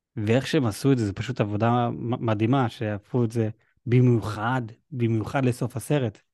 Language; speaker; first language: Hebrew; native; Hebrew